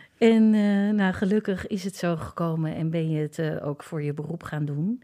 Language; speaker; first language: Dutch; native; Dutch